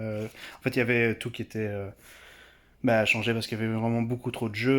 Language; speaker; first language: French; native; French